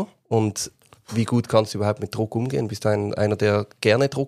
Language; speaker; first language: German; native; German